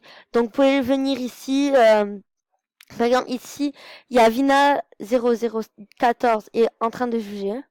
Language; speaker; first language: French; native; French